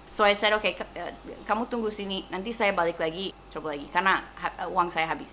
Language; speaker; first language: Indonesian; non-native, fluent; English